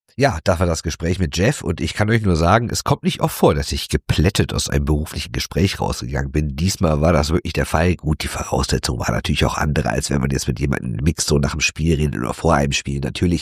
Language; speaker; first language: German; native; German